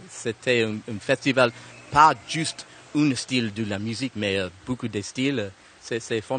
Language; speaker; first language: French; non-native, learner; English